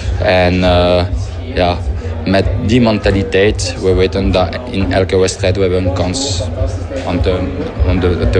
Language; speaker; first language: Dutch; non-native, fluent; French